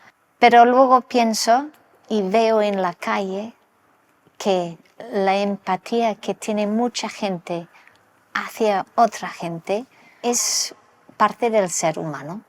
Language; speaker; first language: Spanish; non-native, local second language; English